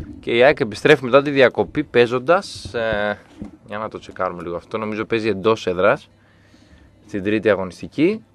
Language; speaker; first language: Greek; native; Greek